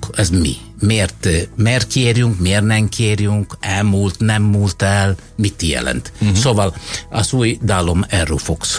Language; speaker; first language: Hungarian; non-native, learner; Italian